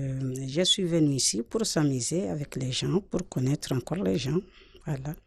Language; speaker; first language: French; non-native, learner; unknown